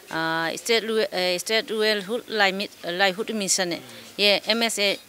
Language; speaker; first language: Hindi; non-native, local second language; Manipuri